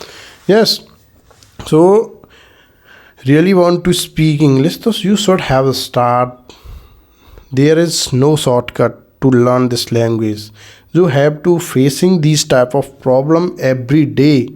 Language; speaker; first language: English; non-native, learner; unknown